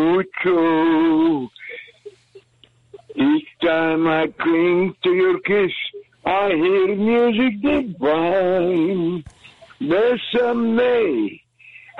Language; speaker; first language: English; native; English